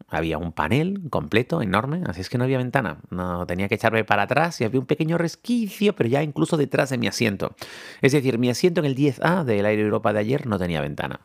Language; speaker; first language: Spanish; native; Spanish